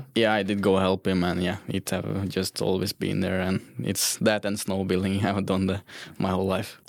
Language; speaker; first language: English; non-native, fluent; Norwegian